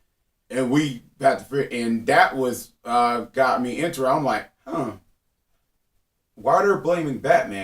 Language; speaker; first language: English; native; English